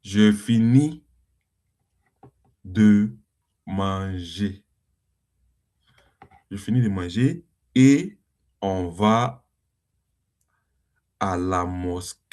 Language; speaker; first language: French; non-native, learner; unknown